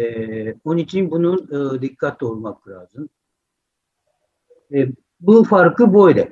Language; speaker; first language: Turkish; non-native, fluent; Japanese